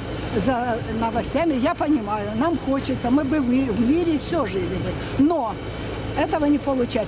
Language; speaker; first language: Russian; native; Russian